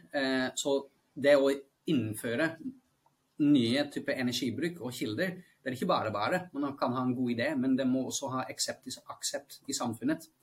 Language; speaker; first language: Norwegian; non-native, fluent; Dutch